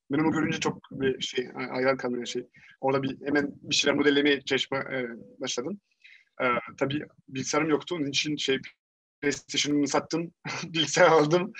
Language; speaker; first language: Turkish; non-native, fluent; French